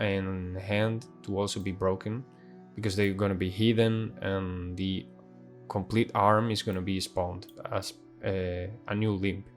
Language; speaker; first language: English; non-native, fluent; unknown